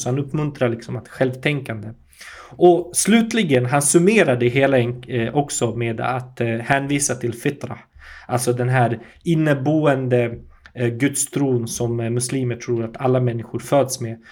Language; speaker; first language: Swedish; native; Swedish